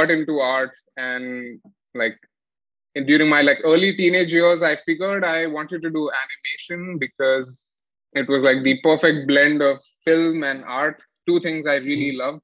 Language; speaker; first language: English; non-native, local second language; Malayalam